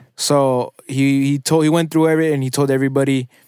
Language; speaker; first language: English; early bilingual, other home language; Spanish